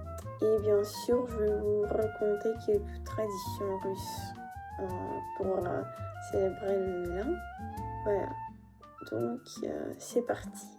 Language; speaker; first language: French; non-native, fluent; Russian